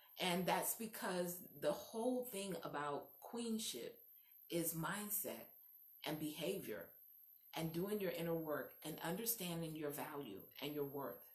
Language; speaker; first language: English; native; English